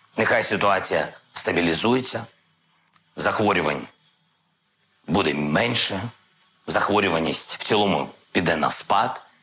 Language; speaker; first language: Ukrainian; non-native, local second language; Russian